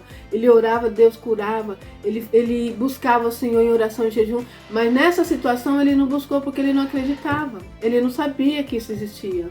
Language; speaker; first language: Portuguese; native; Portuguese